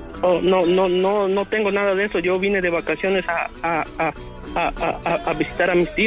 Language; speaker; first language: Spanish; native; Spanish